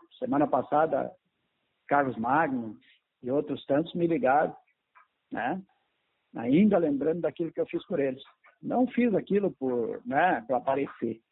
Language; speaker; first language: Portuguese; native; Portuguese